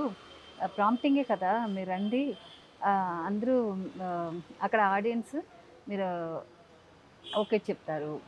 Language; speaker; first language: Telugu; non-native, local second language; Tamil